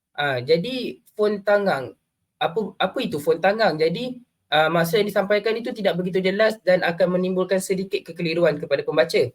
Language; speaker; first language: Malay; native; Malay